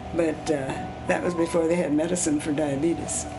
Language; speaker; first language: English; early bilingual, other home language; Swiss German